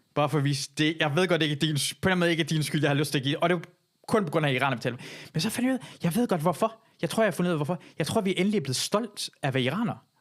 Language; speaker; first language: Danish; early bilingual, other home language; Persian